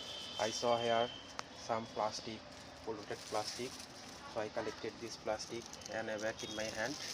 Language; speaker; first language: English; non-native, learner; Bangla